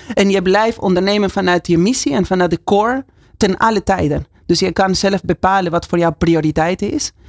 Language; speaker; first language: Dutch; non-native, fluent; Spanish